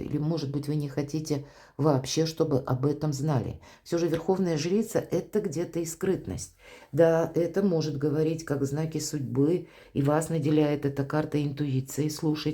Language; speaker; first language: Russian; native; Russian